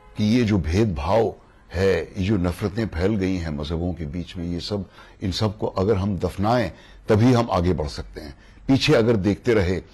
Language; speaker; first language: Hindi; native; Hindi